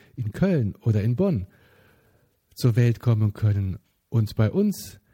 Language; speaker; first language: German; native; German